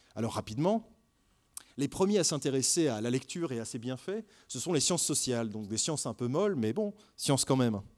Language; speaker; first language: French; native; French